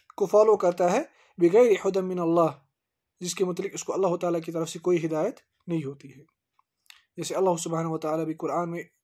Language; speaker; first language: Urdu; native; Urdu